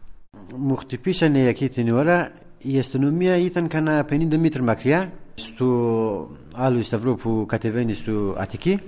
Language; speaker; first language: Greek; non-native, learner; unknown